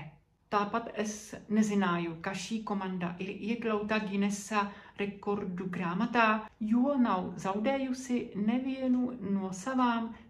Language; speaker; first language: Latvian; non-native, fluent; Czech